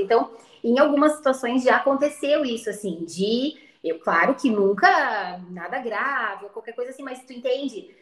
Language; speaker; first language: Portuguese; native; Portuguese